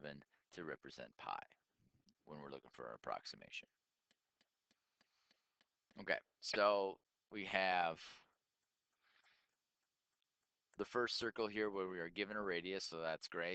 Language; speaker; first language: English; native; English